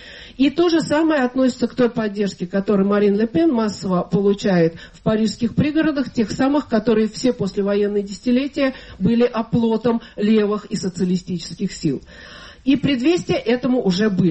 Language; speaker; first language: Russian; native; Russian